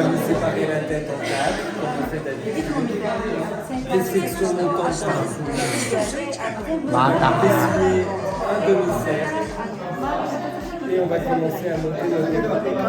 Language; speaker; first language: French; native; French